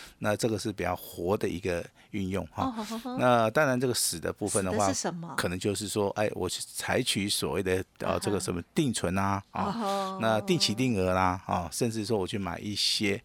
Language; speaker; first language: Chinese; native; Chinese